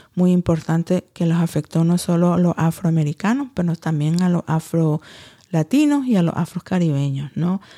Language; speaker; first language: Spanish; early bilingual, heritage; Spanish